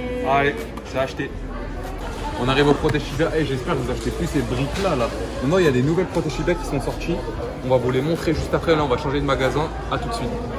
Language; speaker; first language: French; native; French